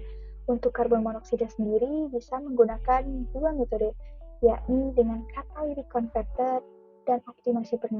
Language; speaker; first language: Indonesian; native; Indonesian